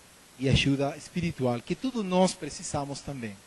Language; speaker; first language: Portuguese; non-native, learner; Spanish